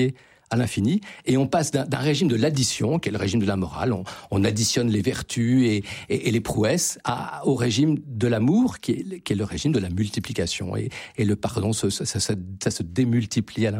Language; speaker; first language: French; native; French